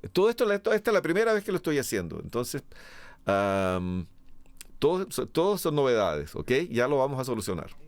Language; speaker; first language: Spanish; early bilingual, other home language; Portuguese